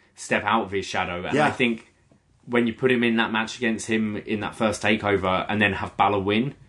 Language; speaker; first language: English; native; English